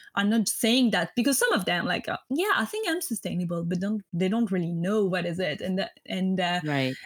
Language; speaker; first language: English; non-native, fluent; French